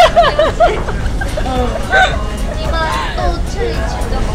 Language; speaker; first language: Chinese; non-native, learner; Japanese